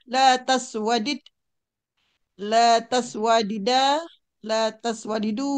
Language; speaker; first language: Arabic; non-native, learner; Indonesian